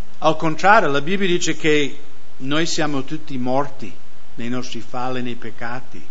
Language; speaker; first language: Italian; non-native, fluent; English